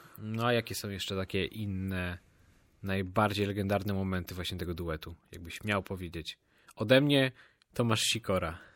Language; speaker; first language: Polish; native; Polish